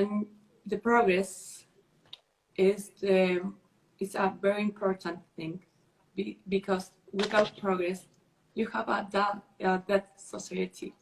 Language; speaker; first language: English; non-native, learner; Spanish